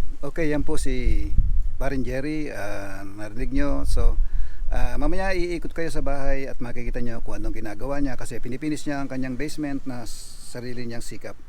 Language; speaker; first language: Filipino; native; Filipino